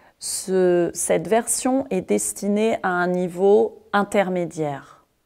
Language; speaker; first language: French; native; French